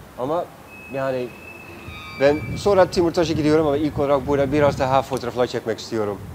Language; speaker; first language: Turkish; non-native, fluent; Dutch